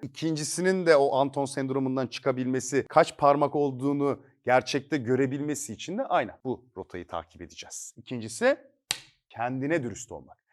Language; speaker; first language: Turkish; native; Turkish